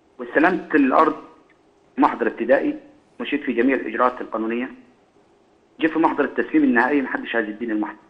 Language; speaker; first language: Egyptian Arabic; native; Egyptian Arabic